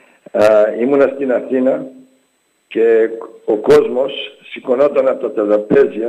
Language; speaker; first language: Greek; early bilingual, heritage; English